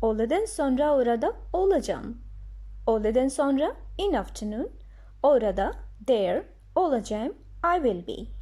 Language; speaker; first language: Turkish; non-native, fluent; Bangla